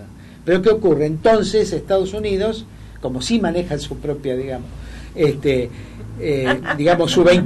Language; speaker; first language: Spanish; native; Spanish